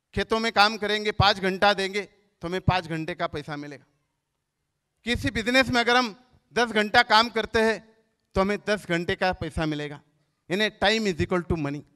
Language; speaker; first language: Hindi; non-native, local second language; Marathi